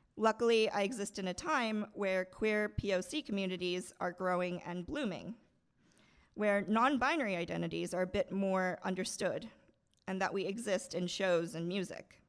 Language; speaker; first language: English; non-native, local second language; Bangla